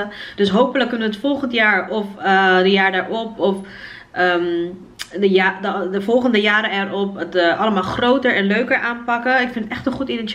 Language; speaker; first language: Dutch; native; Dutch